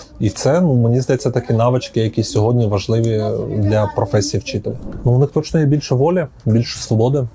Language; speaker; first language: Ukrainian; native; Ukrainian